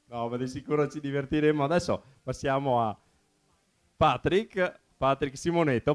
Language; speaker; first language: Italian; native; Italian